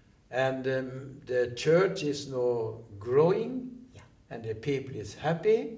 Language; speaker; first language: English; non-native, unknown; Norwegian